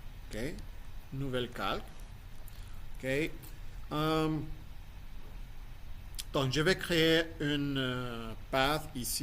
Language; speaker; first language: French; non-native, fluent; Spanish